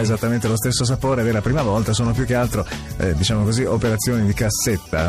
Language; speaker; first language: Italian; native; Italian